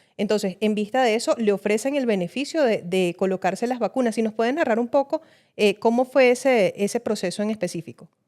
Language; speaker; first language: Spanish; native; Spanish